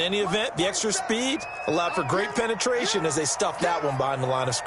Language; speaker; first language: English; native; English